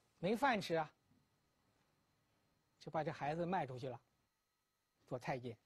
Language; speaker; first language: Chinese; native; Chinese